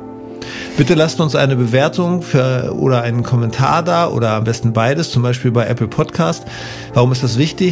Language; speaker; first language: German; native; German